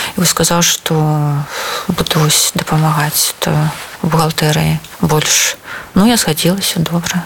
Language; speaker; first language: Belarusian; non-native, local second language; Russian